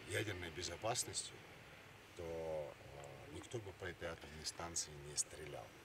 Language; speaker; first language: Russian; native; Russian